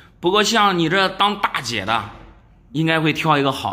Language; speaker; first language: Chinese; native; Chinese